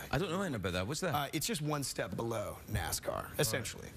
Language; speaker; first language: English; native; English